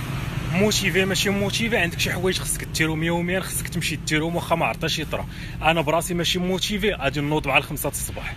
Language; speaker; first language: Arabic; native; Arabic